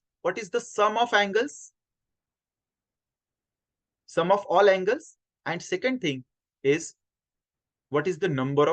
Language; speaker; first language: English; non-native, local second language; Hindi